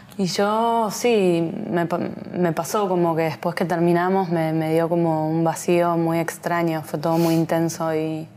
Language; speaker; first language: Spanish; native; Spanish